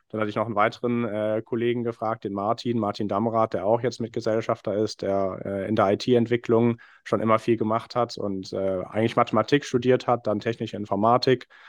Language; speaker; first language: German; non-native, fluent; English